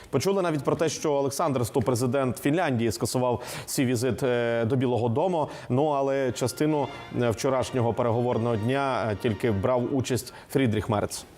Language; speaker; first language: Ukrainian; native; Ukrainian